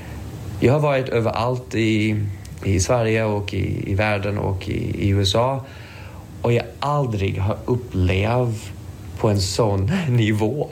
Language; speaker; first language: Swedish; non-native, fluent; English